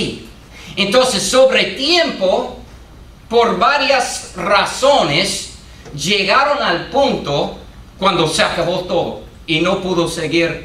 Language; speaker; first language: Spanish; non-native, fluent; English